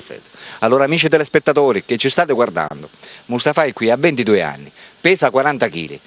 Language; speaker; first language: Italian; native; Italian